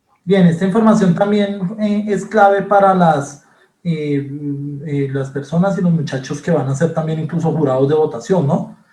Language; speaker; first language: Spanish; native; Spanish